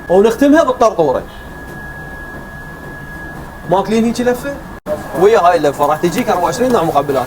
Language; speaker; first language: Arabic; native; Arabic